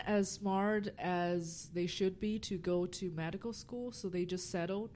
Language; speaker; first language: English; non-native, fluent; Chinese